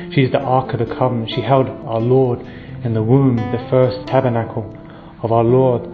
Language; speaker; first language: English; native; English